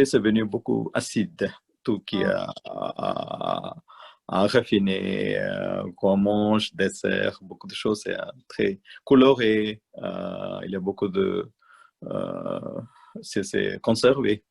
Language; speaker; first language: French; non-native, learner; Malayalam